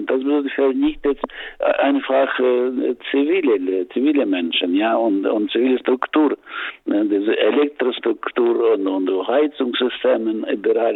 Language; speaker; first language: German; non-native, learner; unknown